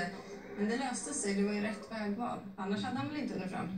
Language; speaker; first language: Swedish; native; Swedish